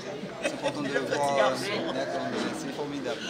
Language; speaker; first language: French; native; French